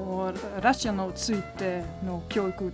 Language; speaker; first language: Japanese; non-native, learner; German